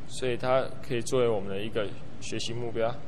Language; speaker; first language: Chinese; native; Chinese